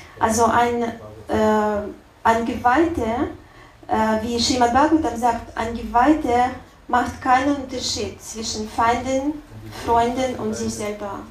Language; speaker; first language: German; non-native, learner; Russian